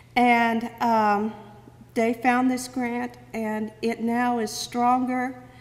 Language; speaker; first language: English; native; English